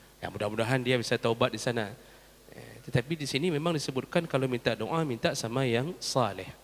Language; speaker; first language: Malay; non-native, local second language; Achinese